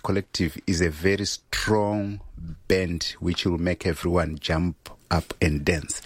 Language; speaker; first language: English; non-native, local second language; Shona